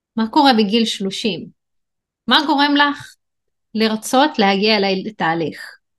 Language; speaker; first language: Hebrew; non-native, local second language; Arabic